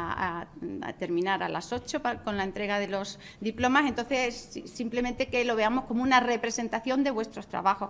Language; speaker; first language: Spanish; native; Spanish